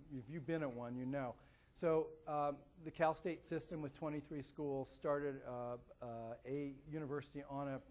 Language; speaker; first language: English; native; English